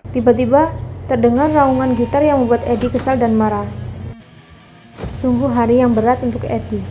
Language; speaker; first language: Indonesian; native; Indonesian